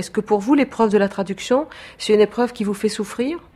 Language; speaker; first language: French; native; French